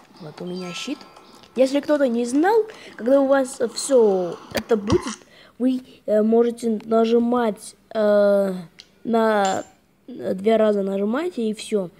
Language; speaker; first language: Russian; non-native, fluent; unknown